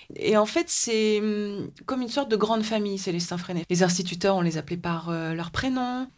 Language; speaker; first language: French; native; French